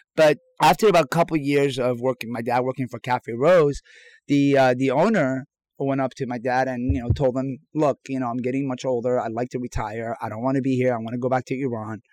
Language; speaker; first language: English; non-native, fluent; Persian